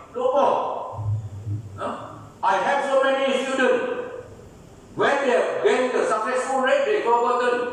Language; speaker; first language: English; non-native, learner; Thai